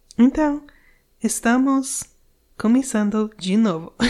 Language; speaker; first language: Portuguese; non-native, learner; English